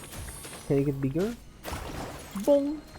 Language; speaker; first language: English; native; English